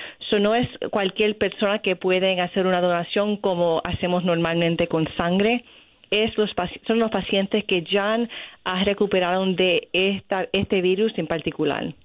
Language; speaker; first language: Spanish; early bilingual, other home language; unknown